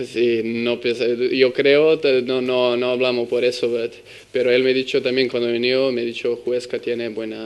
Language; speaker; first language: Spanish; non-native, learner; Serbian